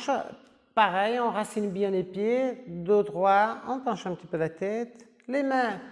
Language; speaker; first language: French; non-native, fluent; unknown